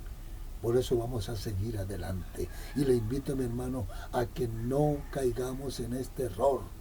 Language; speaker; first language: Spanish; native; Spanish